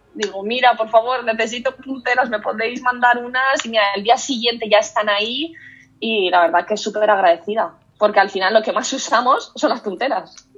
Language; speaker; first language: Spanish; early bilingual, other home language; Russian